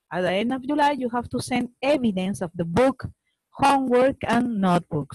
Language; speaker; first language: English; non-native, learner; Spanish